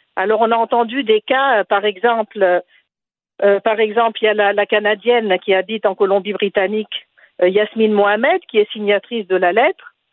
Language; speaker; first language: French; non-native, local second language; Arabic